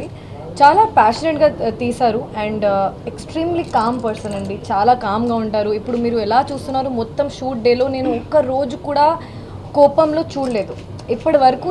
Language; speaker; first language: Telugu; non-native, local second language; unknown